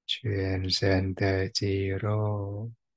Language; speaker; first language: Chinese; non-native, fluent; Thai